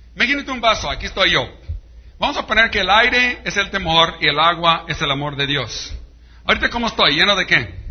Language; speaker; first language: Spanish; early bilingual, heritage; Spanish